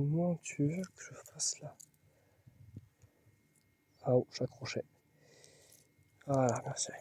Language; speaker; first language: French; native; French